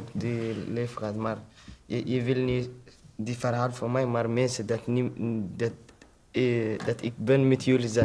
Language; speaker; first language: Dutch; non-native, learner; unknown